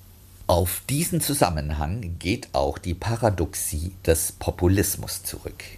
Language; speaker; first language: German; native; German